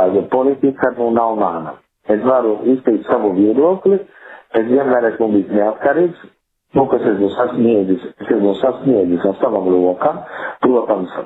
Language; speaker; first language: Latvian; non-native, fluent; Italian